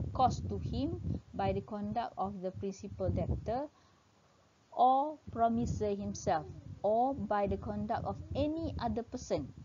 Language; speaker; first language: English; non-native, local second language; Malay